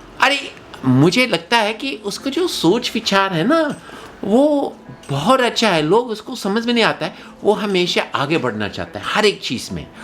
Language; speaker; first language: Hindi; non-native, fluent; English